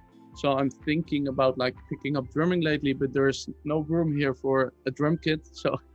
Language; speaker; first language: English; non-native, fluent; Dutch